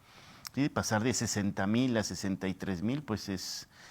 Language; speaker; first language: Spanish; native; Spanish